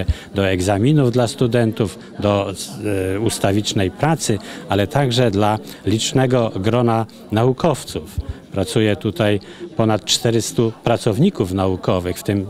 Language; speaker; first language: Polish; native; Polish